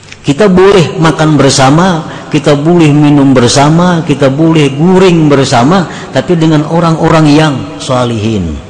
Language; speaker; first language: Indonesian; non-native, local second language; Banjar